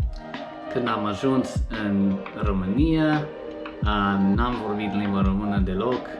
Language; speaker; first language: Romanian; non-native, learner; English